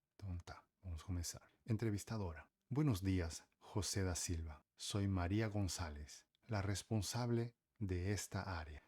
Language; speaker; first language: Portuguese; native; Portuguese